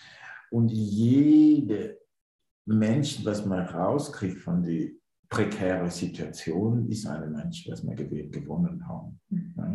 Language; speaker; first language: German; non-native, learner; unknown